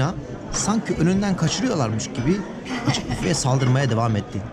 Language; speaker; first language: Turkish; native; Turkish